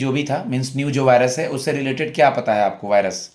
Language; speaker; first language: Hindi; native; Hindi